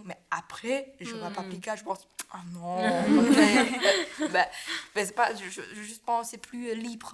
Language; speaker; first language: French; non-native, learner; Chinese